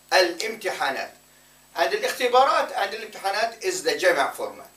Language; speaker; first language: Arabic; non-native, fluent; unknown